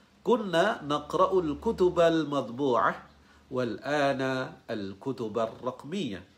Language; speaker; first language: Arabic; non-native, fluent; Indonesian